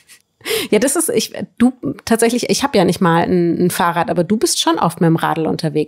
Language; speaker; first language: German; native; German